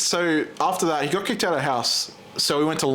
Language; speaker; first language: English; native; English